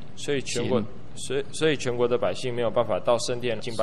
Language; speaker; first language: Chinese; native; Chinese